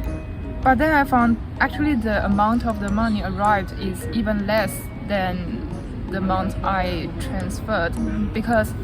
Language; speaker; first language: English; non-native, fluent; Chinese